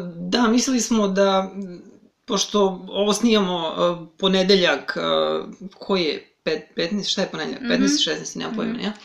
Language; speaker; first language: Serbian; native; Serbian